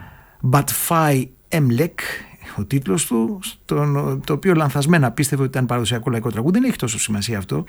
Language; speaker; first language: Greek; native; Greek